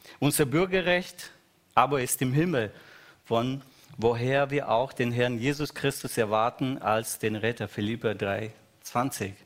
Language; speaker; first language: German; non-native, fluent; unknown